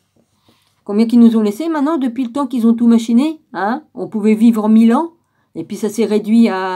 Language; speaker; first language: French; native; French